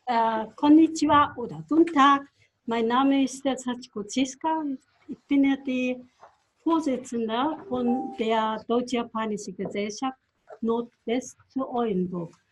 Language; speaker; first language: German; non-native, fluent; Japanese